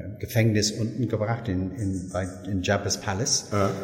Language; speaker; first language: German; non-native, learner; English